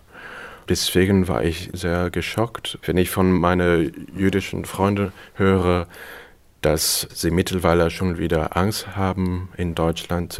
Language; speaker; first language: German; non-native, fluent; Cantonese